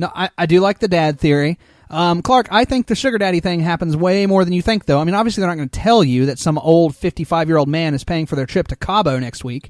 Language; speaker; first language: English; native; English